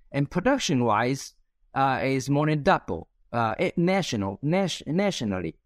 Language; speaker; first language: English; non-native, fluent; Chinese